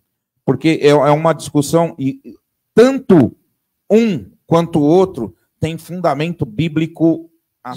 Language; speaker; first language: Portuguese; native; Portuguese